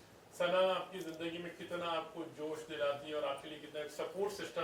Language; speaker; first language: Hindi; native; Hindi